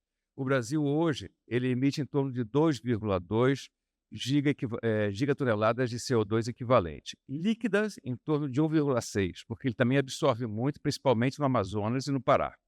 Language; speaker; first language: Portuguese; native; Portuguese